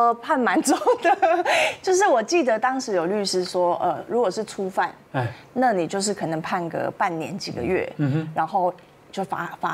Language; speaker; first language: Chinese; native; Chinese